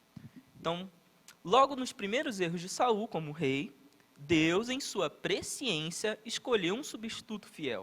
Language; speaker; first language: Portuguese; native; Portuguese